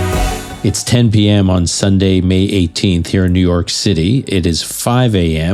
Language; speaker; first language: English; native; English